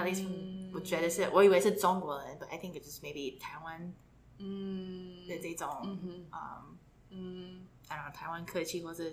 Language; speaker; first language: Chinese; early bilingual, heritage; Chinese